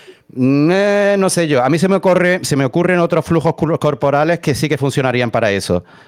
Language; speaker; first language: Spanish; native; Spanish